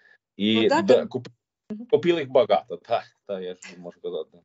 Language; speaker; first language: Ukrainian; non-native, learner; Swedish